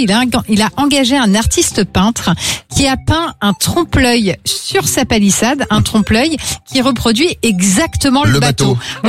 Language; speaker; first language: French; native; French